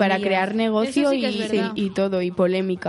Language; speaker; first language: Spanish; native; Spanish